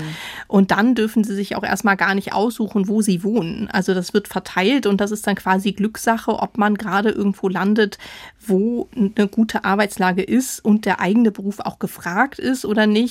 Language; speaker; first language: German; native; German